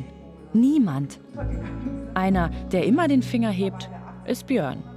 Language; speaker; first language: German; native; German